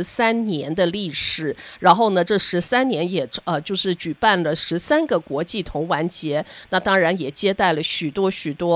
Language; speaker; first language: Chinese; native; Chinese